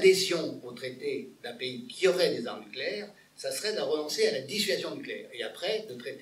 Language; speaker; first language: French; native; French